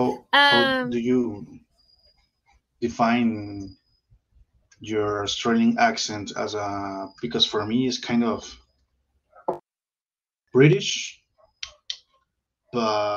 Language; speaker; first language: English; non-native, learner; Spanish